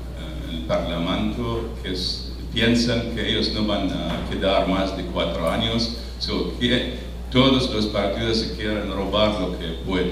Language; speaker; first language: Spanish; non-native, fluent; Arabic